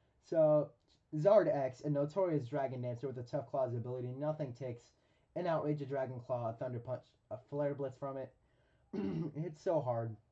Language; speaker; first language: English; native; English